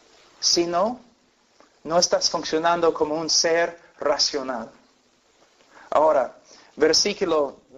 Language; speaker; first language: Spanish; non-native, fluent; English